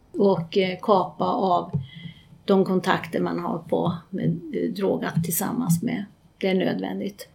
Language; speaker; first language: Swedish; native; Swedish